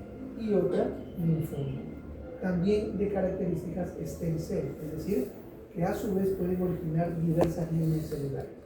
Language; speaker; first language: Spanish; native; Spanish